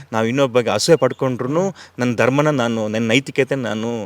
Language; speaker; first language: Kannada; native; Kannada